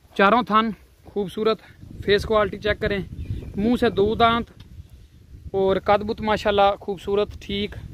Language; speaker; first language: Urdu; non-native, local second language; Punjabi